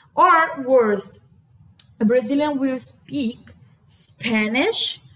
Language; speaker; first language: English; non-native, fluent; Portuguese